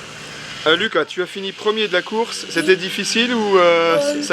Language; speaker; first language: French; native; French